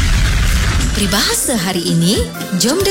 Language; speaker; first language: Malay; native; Malay